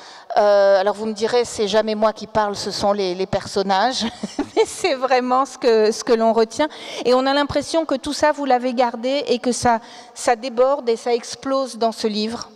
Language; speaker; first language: French; native; French